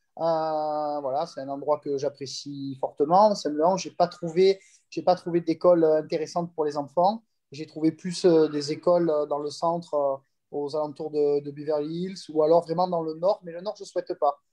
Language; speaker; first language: French; native; French